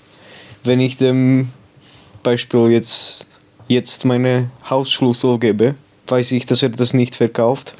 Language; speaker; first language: German; non-native, local second language; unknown